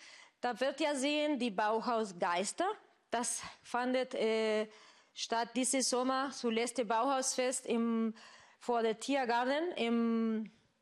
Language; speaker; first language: German; non-native, fluent; Spanish